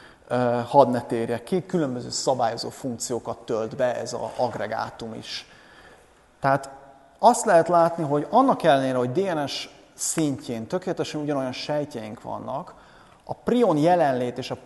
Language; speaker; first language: Hungarian; native; Hungarian